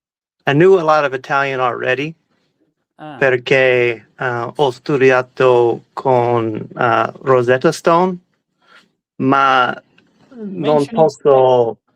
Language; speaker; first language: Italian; non-native, learner; English